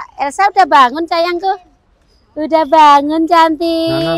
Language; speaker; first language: Indonesian; native; Indonesian